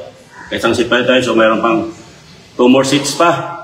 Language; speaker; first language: Filipino; native; Filipino